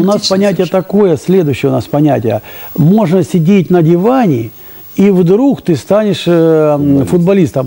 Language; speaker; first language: Russian; native; Russian